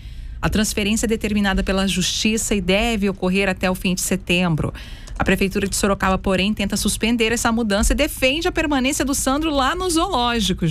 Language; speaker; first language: Portuguese; native; Portuguese